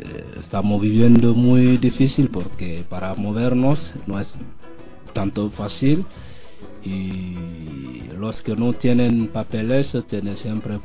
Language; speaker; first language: Spanish; non-native, learner; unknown